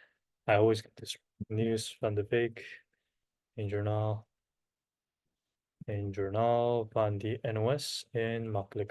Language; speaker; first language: Dutch; non-native, learner; Korean